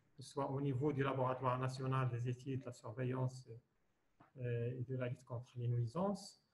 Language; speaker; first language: French; non-native, local second language; Arabic